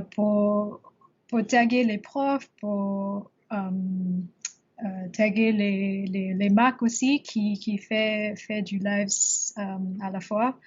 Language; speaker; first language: French; non-native, learner; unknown